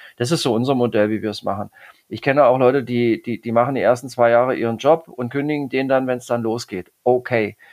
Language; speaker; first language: German; native; German